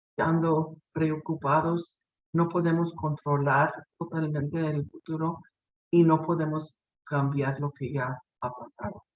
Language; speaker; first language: Spanish; non-native, fluent; English